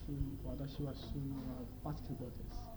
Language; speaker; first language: Japanese; non-native, learner; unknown